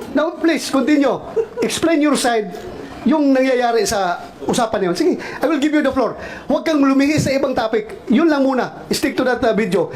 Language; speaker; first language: Filipino; non-native, local second language; Cebuano